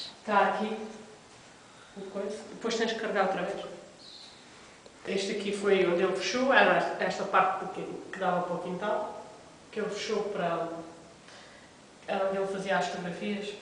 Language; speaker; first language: Portuguese; native; Portuguese